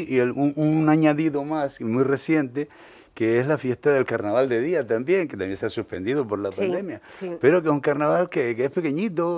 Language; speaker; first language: Spanish; native; Spanish